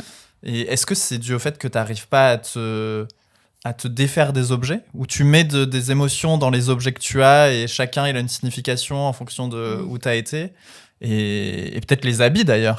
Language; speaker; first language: French; native; French